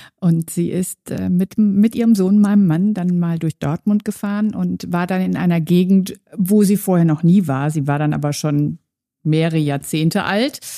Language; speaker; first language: German; native; German